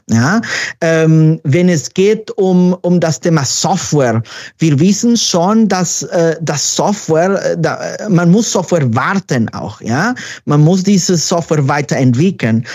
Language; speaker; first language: German; non-native, fluent; Spanish